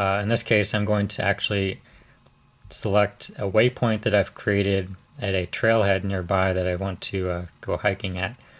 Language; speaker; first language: English; native; English